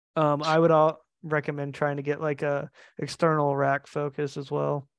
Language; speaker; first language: English; native; English